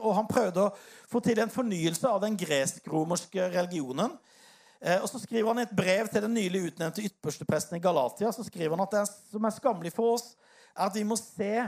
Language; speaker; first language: Norwegian; native; Norwegian